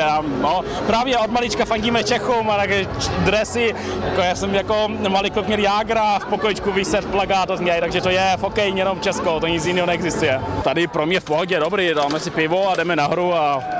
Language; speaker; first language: Czech; early bilingual, heritage; Czech